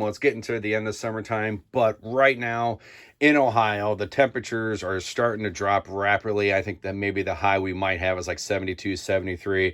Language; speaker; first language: English; native; English